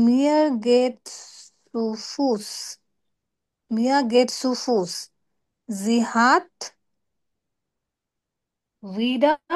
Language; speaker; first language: German; non-native, learner; Bangla